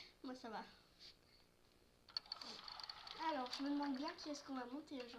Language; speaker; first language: French; native; French